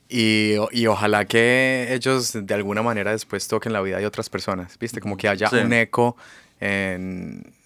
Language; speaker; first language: Spanish; native; Spanish